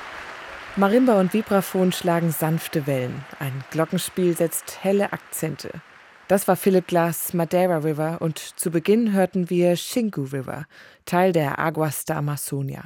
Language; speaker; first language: German; native; German